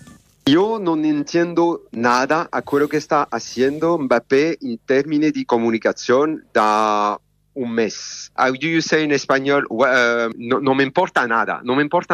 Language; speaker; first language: Spanish; non-native, learner; French